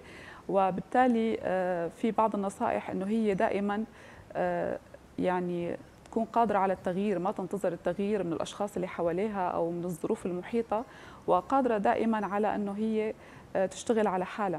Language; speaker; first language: Arabic; native; Arabic